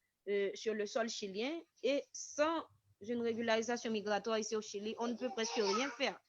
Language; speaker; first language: French; non-native, local second language; Haitian Creole